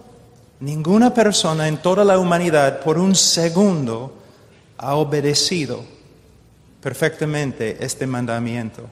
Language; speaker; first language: Spanish; non-native, fluent; English